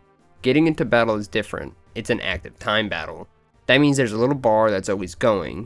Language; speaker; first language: English; native; English